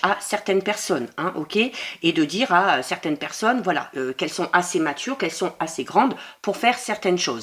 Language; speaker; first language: French; native; French